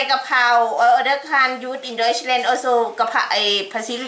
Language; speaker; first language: German; non-native, learner; Thai